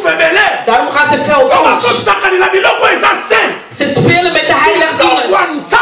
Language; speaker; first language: Dutch; non-native, learner; Lingala